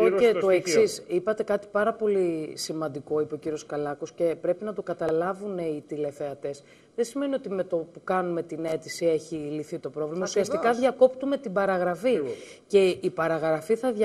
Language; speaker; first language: Greek; native; Greek